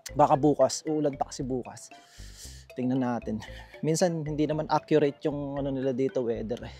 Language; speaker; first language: Filipino; native; Filipino